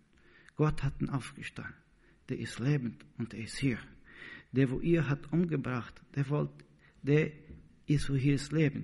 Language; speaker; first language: German; non-native, learner; Portuguese